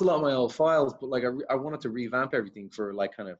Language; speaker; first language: English; native; English